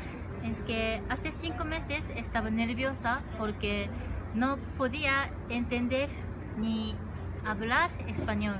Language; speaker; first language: Spanish; non-native, learner; Japanese